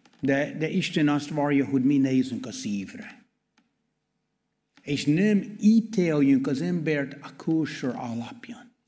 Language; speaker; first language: Hungarian; non-native, learner; English